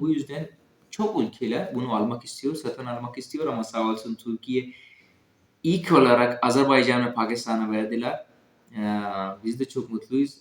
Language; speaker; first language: Turkish; non-native, fluent; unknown